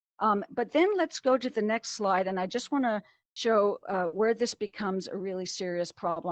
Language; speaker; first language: English; native; English